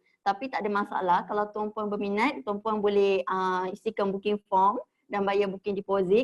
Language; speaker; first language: Malay; native; Malay